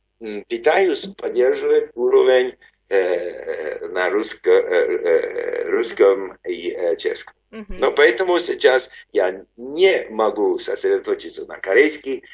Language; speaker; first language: Russian; non-native, learner; English